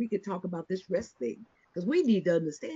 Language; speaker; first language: English; native; English